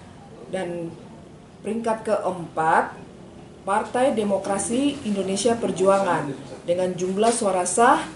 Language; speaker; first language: Indonesian; native; Indonesian